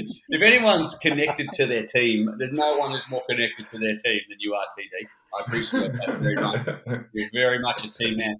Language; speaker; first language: English; native; English